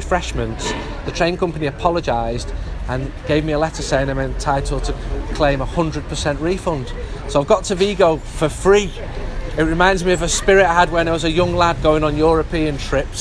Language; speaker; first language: English; native; English